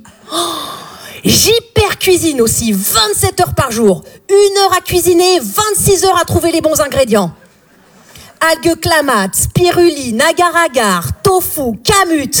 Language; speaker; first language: French; native; French